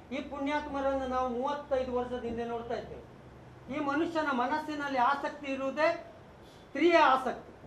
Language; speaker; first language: Kannada; native; Kannada